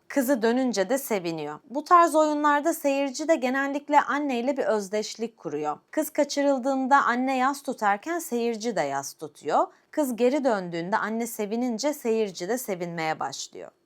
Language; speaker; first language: Turkish; native; Turkish